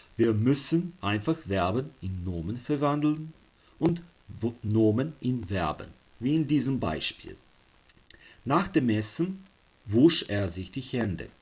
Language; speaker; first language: German; non-native, fluent; Serbian